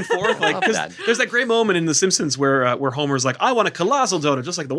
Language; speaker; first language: English; native; English